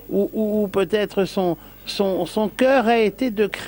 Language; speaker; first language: French; native; French